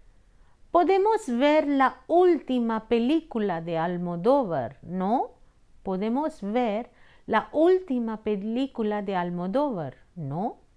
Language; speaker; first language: Spanish; non-native, fluent; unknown